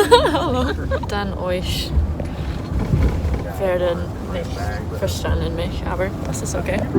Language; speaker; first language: German; non-native, learner; English